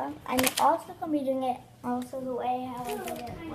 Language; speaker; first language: English; native; English